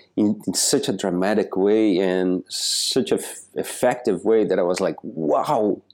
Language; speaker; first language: English; non-native, fluent; Portuguese